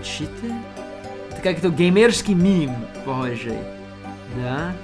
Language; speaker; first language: Russian; non-native, learner; English